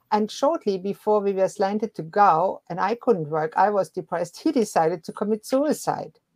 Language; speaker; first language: English; non-native, fluent; German